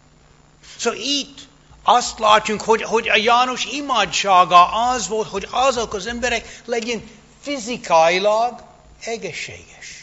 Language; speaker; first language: Hungarian; non-native, fluent; English